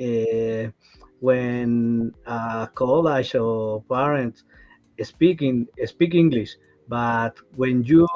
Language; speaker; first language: English; non-native, learner; Spanish